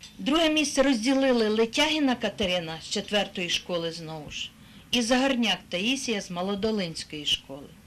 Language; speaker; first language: Ukrainian; native; Ukrainian